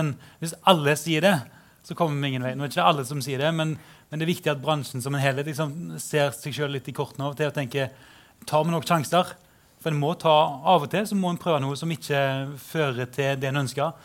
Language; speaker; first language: Norwegian; native; Norwegian